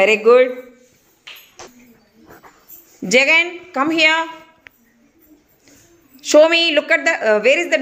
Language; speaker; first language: English; non-native, local second language; Telugu